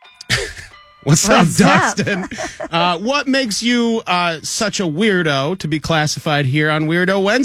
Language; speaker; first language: English; native; English